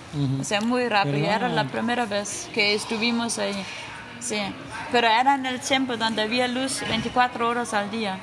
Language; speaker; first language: Spanish; non-native, fluent; Danish